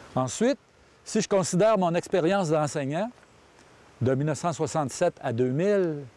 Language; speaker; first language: French; native; French